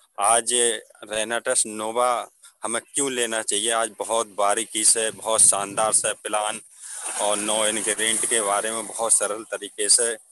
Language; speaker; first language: Hindi; native; Hindi